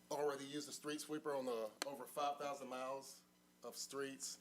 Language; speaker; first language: English; native; English